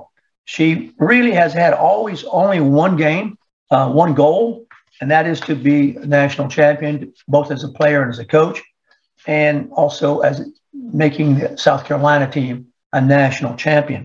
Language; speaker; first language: English; native; English